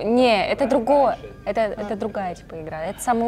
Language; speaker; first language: Russian; native; Russian